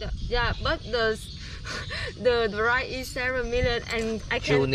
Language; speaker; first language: English; non-native, learner; Vietnamese